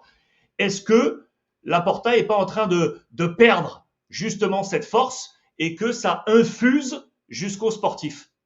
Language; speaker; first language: French; native; French